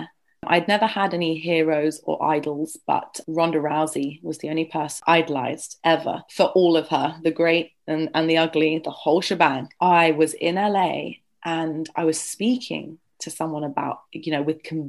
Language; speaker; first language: English; native; English